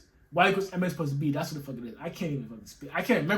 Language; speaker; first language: English; native; English